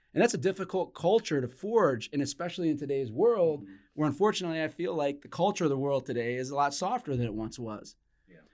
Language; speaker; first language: English; native; English